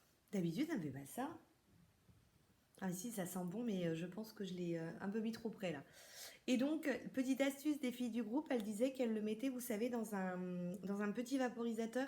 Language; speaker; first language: French; native; French